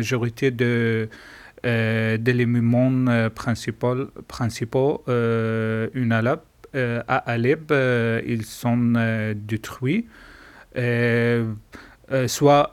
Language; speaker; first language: French; non-native, learner; Arabic